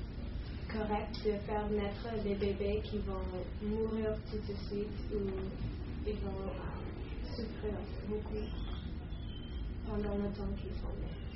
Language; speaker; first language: French; non-native, learner; English